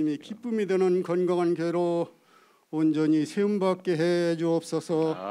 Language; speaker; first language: Korean; native; Korean